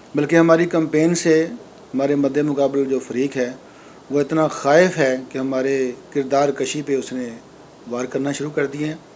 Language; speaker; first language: Urdu; non-native, local second language; Punjabi